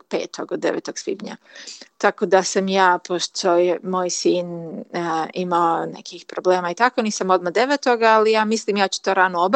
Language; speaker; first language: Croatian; early bilingual, heritage; Croatian